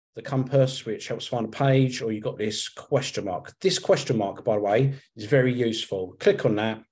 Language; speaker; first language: English; native; English